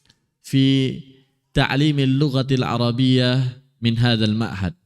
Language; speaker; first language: Arabic; non-native, fluent; Indonesian